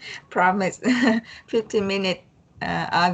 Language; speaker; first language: English; non-native, learner; Vietnamese